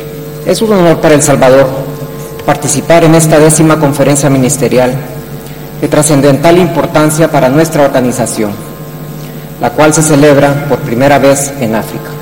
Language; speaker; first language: Spanish; native; Spanish